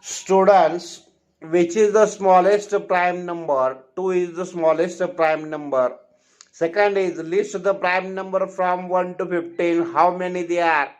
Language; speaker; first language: English; non-native, local second language; Marathi